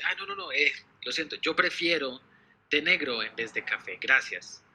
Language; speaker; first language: Spanish; non-native, fluent; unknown